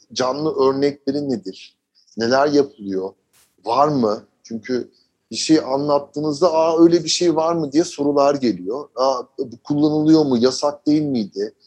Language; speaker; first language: Turkish; early bilingual, heritage; Turkish